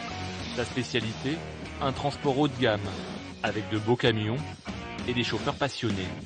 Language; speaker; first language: French; native; French